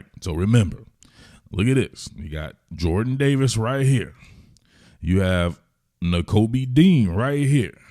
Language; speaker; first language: English; native; English